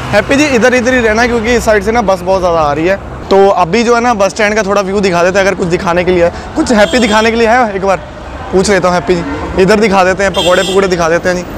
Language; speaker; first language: Hindi; non-native, local second language; Punjabi